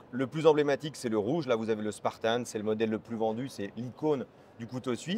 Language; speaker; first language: French; native; French